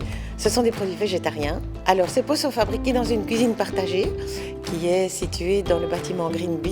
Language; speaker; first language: French; native; French